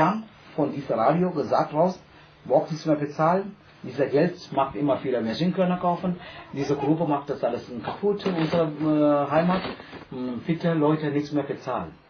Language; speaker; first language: German; non-native, learner; Tamil